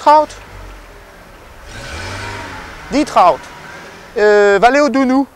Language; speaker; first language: Danish; non-native, learner; French